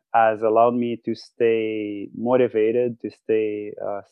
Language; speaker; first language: English; non-native, fluent; French